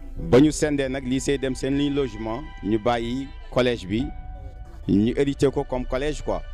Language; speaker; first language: Wolof; non-native, local second language; Fula